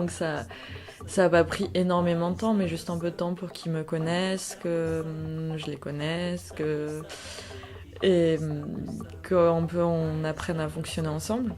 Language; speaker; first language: French; native; French